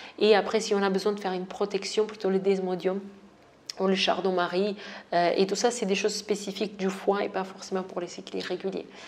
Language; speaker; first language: French; non-native, fluent; Portuguese